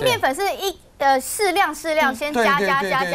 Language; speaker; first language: Chinese; native; Chinese